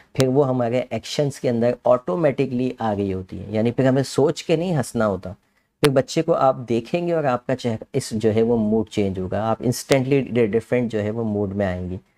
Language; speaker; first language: Urdu; native; Urdu